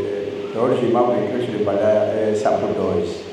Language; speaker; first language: Portuguese; non-native, learner; Lingala